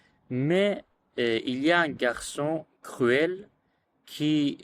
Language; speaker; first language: French; non-native, learner; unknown